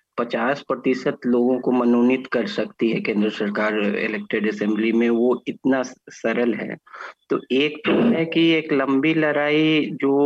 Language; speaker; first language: Hindi; native; Hindi